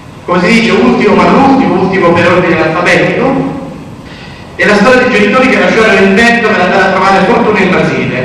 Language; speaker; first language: Italian; native; Italian